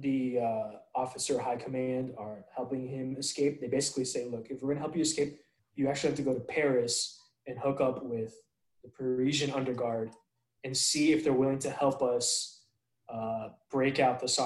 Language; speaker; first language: English; native; English